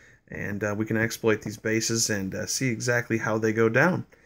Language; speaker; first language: English; native; English